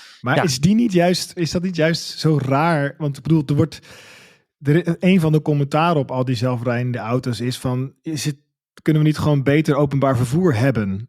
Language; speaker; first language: Dutch; native; Dutch